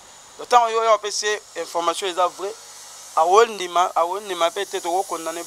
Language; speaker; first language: French; non-native, local second language; Lingala